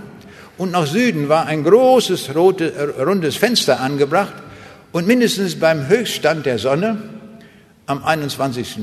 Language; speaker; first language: German; native; German